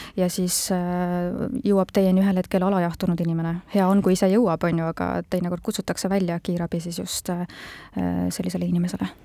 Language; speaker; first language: Estonian; native; Estonian